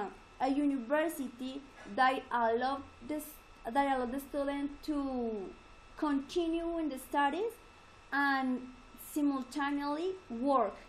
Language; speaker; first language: English; non-native, learner; Spanish